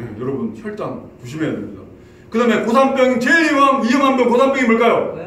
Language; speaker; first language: Korean; native; Korean